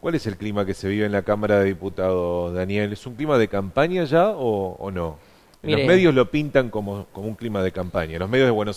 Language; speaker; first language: Spanish; native; Spanish